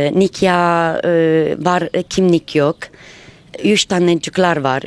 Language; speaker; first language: Turkish; non-native, learner; Romanian